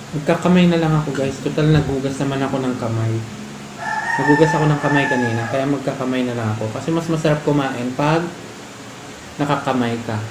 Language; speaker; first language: Filipino; non-native, local second language; Iloko